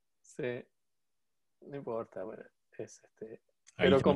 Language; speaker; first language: Spanish; native; Spanish